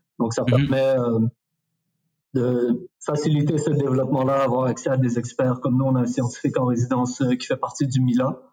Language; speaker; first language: French; early bilingual, other home language; Arabic